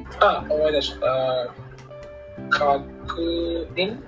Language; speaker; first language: Japanese; non-native, learner; English